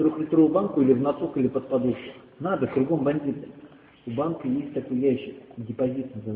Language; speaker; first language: Russian; native; Russian